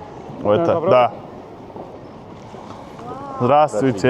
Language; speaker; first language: Russian; non-native, fluent; Mongolian